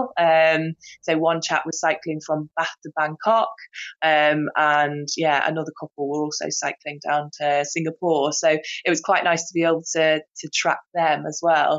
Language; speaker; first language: English; native; English